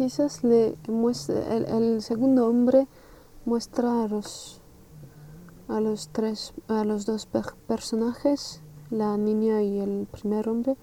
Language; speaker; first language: Spanish; non-native, learner; French